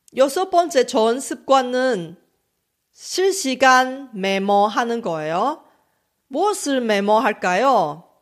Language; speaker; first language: Korean; non-native, local second language; Chinese